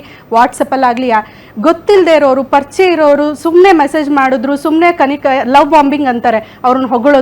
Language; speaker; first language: Kannada; native; Kannada